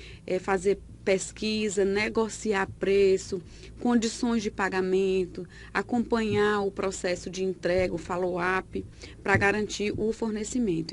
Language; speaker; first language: Portuguese; native; Portuguese